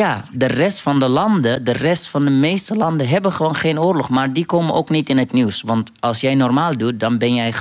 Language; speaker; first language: Dutch; non-native, fluent; Arabic